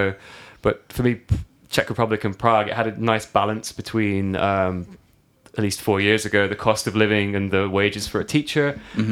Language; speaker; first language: English; native; English